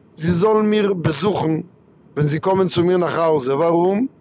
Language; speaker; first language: German; non-native, fluent; Hebrew